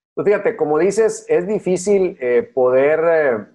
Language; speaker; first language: Spanish; native; Spanish